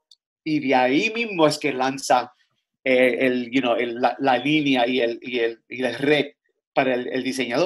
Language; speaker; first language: Spanish; early bilingual, other home language; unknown